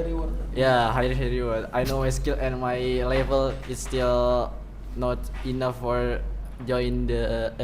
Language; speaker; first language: English; non-native, learner; Indonesian